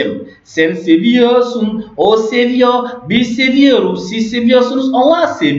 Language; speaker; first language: Turkish; non-native, learner; French